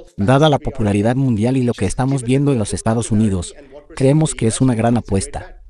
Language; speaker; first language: Spanish; non-native, fluent; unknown